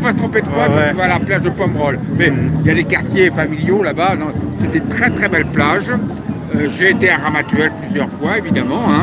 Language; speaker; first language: French; native; French